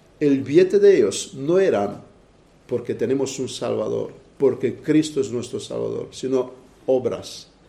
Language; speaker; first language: Spanish; non-native, fluent; Romanian